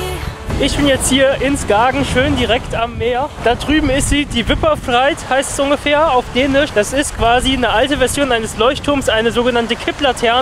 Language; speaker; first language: German; native; German